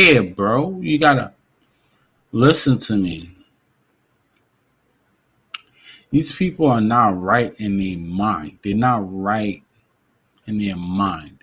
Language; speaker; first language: English; native; English